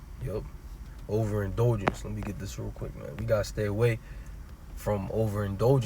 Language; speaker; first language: English; native; English